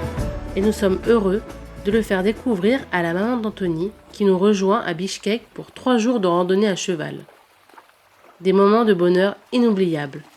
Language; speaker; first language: French; native; French